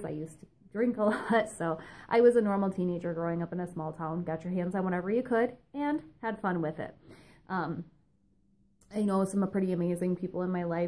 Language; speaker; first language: English; native; English